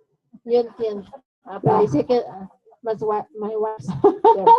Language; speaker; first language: Spanish; native; Spanish